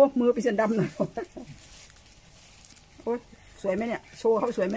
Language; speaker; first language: German; non-native, learner; Thai